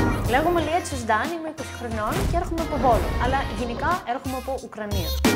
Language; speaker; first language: Greek; non-native, fluent; Russian